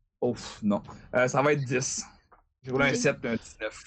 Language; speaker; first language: French; native; French